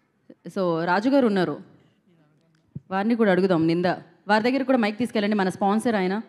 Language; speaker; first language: Telugu; native; Telugu